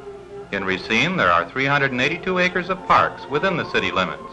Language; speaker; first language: English; native; English